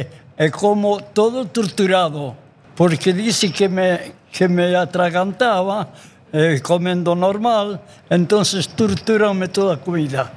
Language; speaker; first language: Spanish; non-native, local second language; Galician